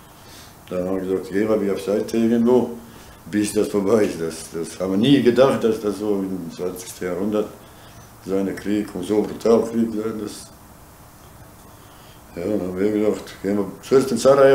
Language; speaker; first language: German; non-native, learner; Bosnian